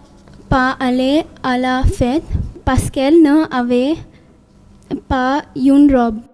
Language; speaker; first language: French; non-native, learner; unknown